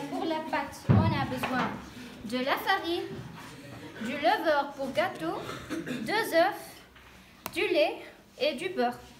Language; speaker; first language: French; non-native, learner; Arabic